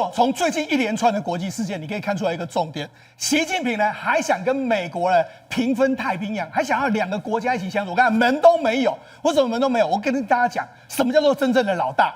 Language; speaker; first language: Chinese; native; Chinese